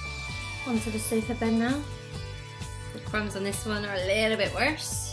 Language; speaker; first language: English; native; English